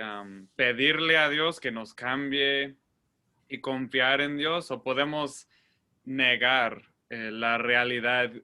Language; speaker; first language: Spanish; non-native, fluent; English